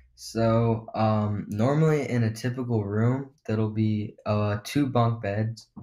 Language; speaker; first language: English; native; English